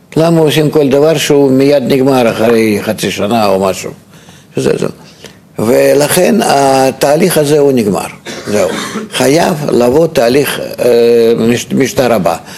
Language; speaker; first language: Hebrew; non-native, fluent; Russian